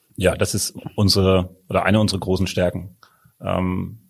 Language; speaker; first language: German; native; German